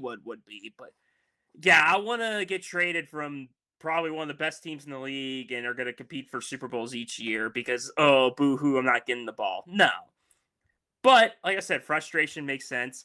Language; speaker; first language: English; native; English